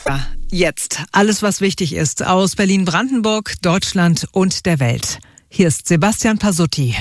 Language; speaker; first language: German; native; German